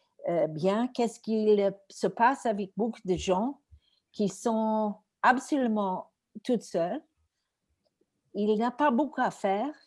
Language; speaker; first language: French; non-native, learner; Greek